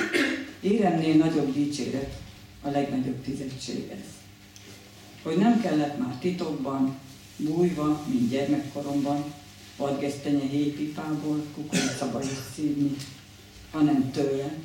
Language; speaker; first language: Hungarian; native; Hungarian